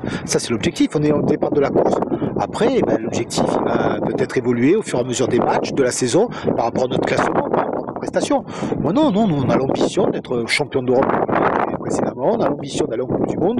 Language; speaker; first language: French; native; French